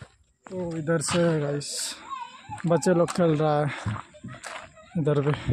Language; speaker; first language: Hindi; non-native, local second language; Nepali